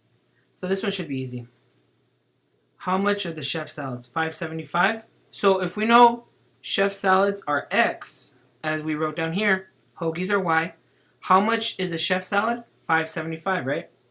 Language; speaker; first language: English; native; English